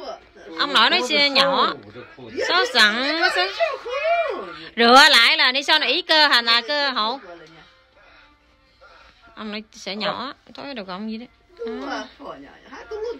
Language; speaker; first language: Vietnamese; native; Vietnamese